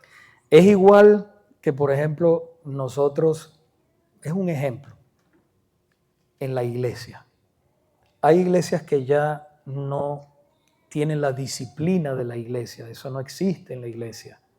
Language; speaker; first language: Spanish; native; Spanish